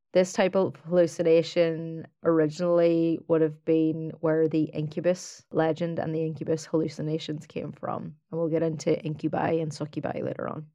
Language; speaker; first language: English; native; English